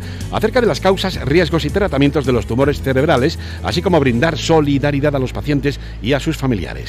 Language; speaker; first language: Spanish; native; Spanish